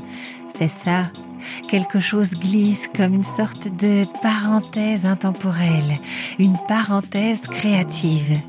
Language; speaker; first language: French; native; French